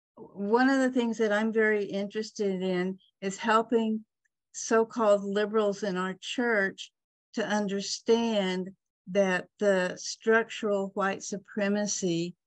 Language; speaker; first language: English; native; English